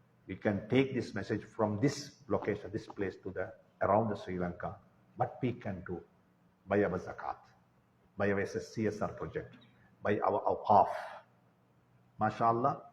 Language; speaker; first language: English; non-native, local second language; Tamil